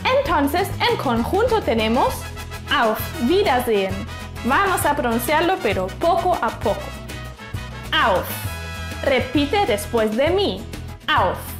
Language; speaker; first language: Spanish; native; Spanish